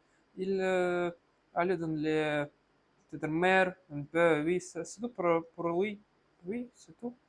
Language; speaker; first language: French; non-native, learner; Russian